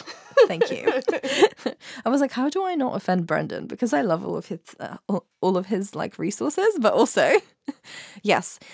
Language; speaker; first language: English; native; English